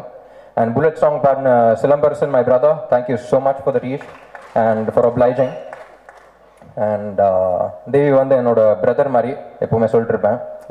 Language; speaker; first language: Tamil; non-native, local second language; Telugu